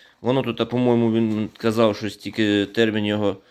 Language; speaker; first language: Ukrainian; native; Ukrainian